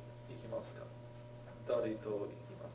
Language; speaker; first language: Japanese; non-native, learner; English